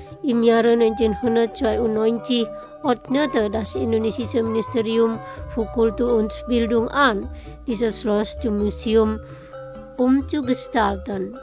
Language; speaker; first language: German; non-native, fluent; Indonesian